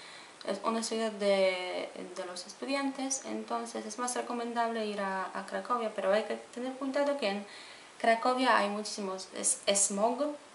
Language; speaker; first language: Spanish; non-native, fluent; Polish